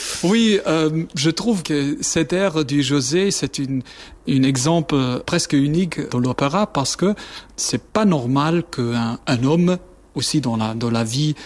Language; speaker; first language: French; non-native, fluent; German